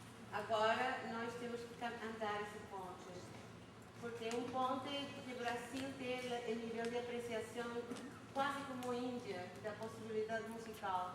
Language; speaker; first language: Portuguese; non-native, fluent; Spanish